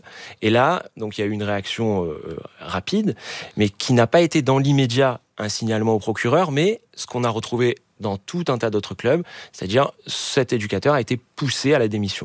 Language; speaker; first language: French; native; French